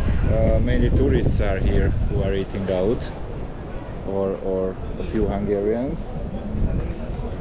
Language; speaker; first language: English; non-native, fluent; Hungarian